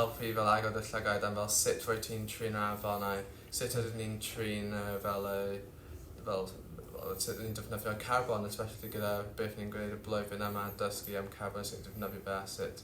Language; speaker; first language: Welsh; non-native, local second language; English